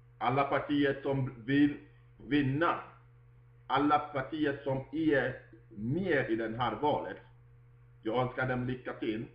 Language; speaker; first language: Swedish; non-native, fluent; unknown